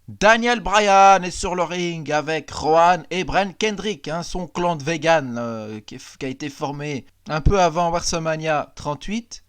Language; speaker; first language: French; native; French